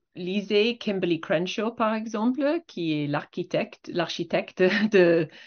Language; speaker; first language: French; non-native, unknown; English